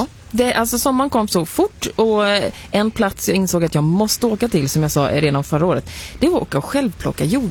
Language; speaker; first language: Swedish; native; Swedish